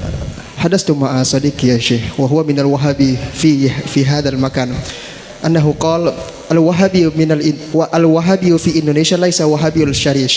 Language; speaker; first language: Arabic; non-native, learner; Indonesian